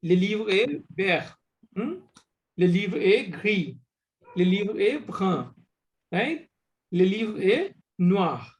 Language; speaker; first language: French; non-native, fluent; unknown